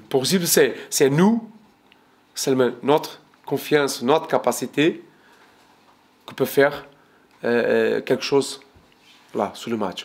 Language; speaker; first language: French; non-native, fluent; Portuguese